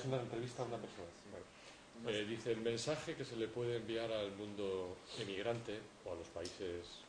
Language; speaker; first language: Spanish; native; Spanish